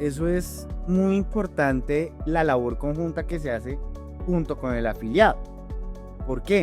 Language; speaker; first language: Spanish; native; Spanish